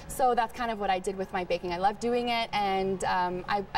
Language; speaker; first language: English; early bilingual, heritage; Spanish